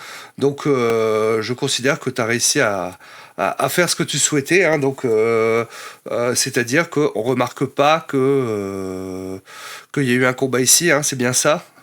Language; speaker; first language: French; native; French